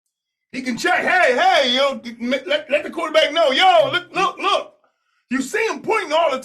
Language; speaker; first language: English; native; English